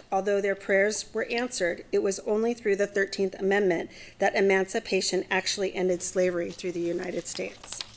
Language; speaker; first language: English; native; English